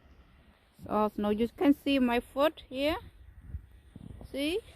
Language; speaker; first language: English; non-native, fluent; Khmer